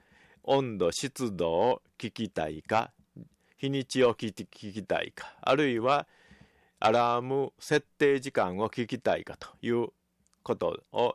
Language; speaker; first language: Japanese; native; Japanese